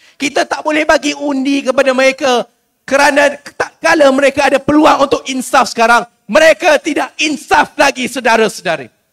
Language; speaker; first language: Malay; native; Malay